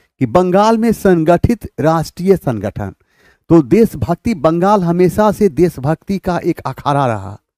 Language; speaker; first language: Hindi; native; Hindi